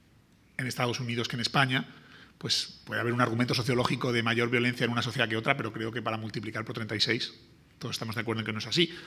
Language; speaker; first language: Spanish; native; Spanish